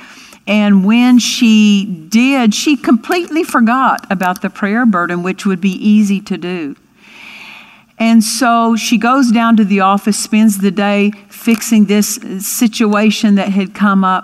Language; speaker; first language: English; native; English